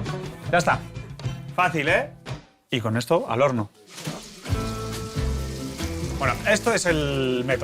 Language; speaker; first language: Spanish; native; Spanish